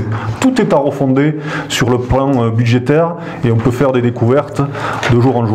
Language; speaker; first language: French; native; French